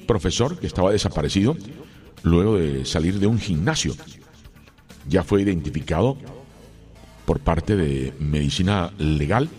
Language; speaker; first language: Spanish; native; Spanish